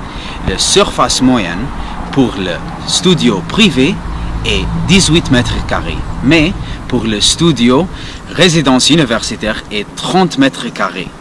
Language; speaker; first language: French; non-native, learner; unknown